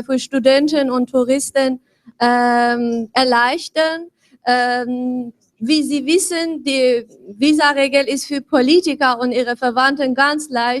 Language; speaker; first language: German; non-native, fluent; Persian